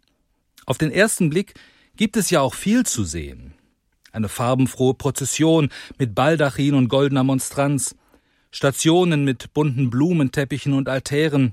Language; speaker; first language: German; native; German